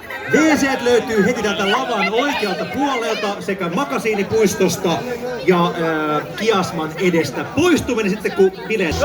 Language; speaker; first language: Finnish; native; Finnish